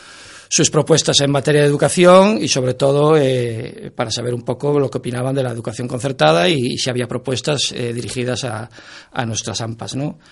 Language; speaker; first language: Spanish; native; Spanish